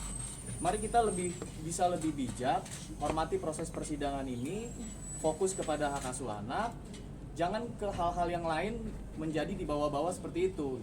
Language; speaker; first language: Indonesian; native; Indonesian